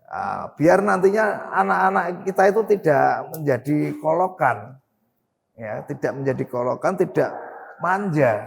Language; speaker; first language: Indonesian; native; Indonesian